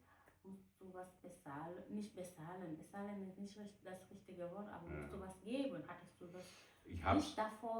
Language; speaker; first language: German; non-native, fluent; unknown